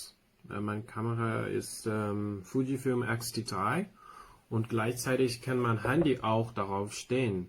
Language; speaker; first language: German; non-native, learner; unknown